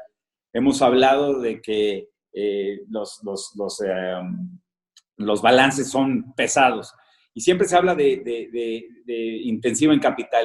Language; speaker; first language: Spanish; native; Spanish